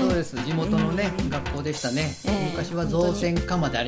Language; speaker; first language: Japanese; native; Japanese